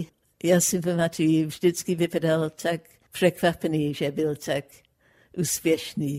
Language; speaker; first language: Czech; non-native, fluent; English